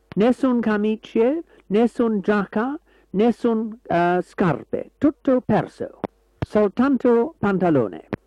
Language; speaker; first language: Italian; non-native, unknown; English